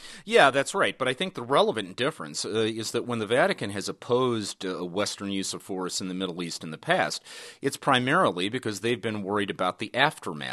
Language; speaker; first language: English; native; English